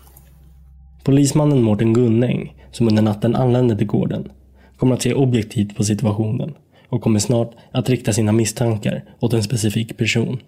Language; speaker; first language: Swedish; native; Swedish